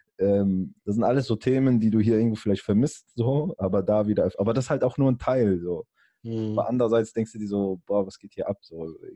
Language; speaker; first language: German; early bilingual, other home language; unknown